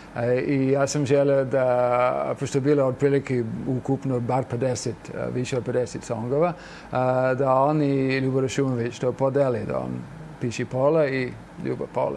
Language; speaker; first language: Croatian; non-native, fluent; English